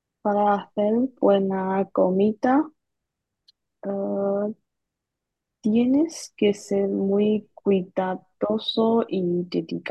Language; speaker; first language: Spanish; non-native, learner; Chinese